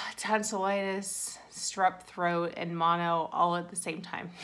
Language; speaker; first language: English; native; English